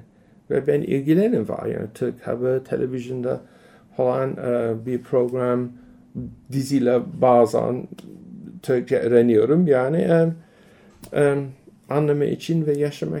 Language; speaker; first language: Turkish; non-native, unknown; English